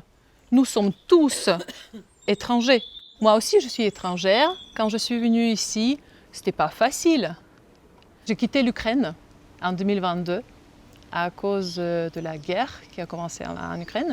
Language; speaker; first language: French; non-native, fluent; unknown